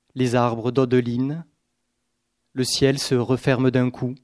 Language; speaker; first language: French; native; French